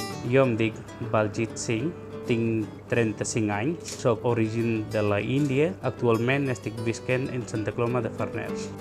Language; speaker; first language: Catalan; non-native, learner; Punjabi